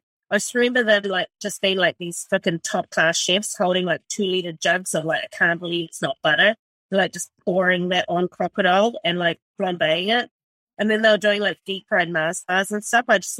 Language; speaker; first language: English; native; English